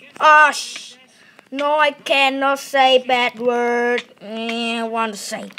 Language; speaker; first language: English; non-native, learner; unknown